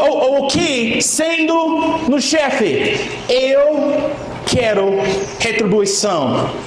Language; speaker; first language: Portuguese; non-native, fluent; English